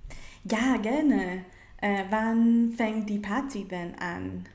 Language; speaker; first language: German; non-native, learner; Spanish